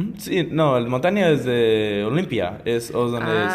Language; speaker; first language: Spanish; non-native, learner; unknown